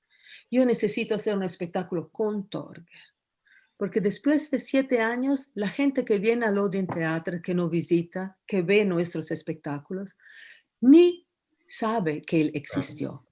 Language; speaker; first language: Spanish; non-native, fluent; Italian